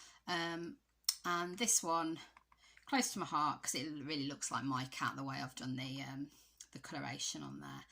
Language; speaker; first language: English; native; English